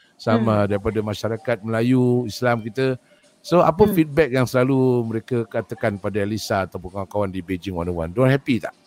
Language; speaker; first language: Malay; native; Malay